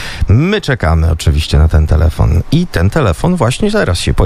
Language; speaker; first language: Polish; native; Polish